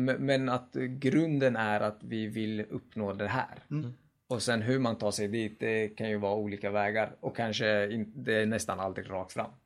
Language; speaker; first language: Swedish; early bilingual, other home language; Kurdish